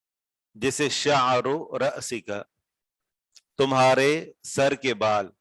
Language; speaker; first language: Urdu; native; Urdu